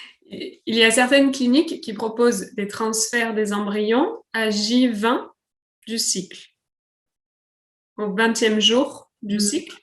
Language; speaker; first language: French; native; French